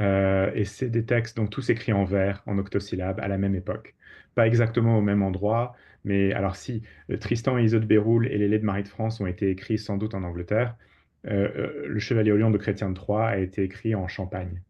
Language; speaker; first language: French; native; French